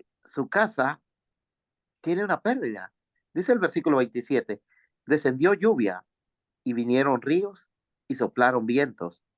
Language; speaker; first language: Spanish; native; Spanish